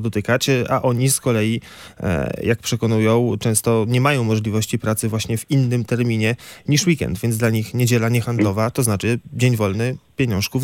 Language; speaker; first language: Polish; native; Polish